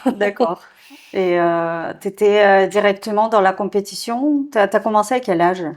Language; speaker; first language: French; non-native, fluent; Russian